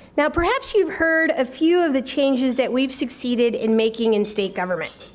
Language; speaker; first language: English; native; English